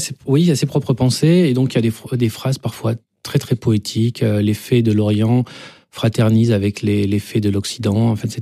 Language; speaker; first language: French; native; French